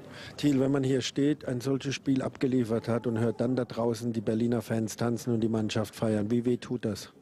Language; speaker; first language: German; native; German